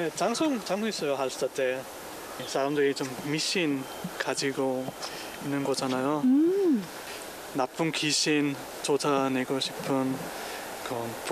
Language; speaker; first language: Korean; non-native, fluent; German